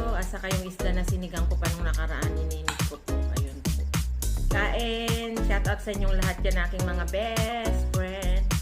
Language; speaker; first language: Filipino; non-native, local second language; Iloko